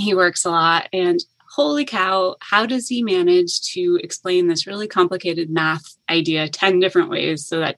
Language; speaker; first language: English; native; English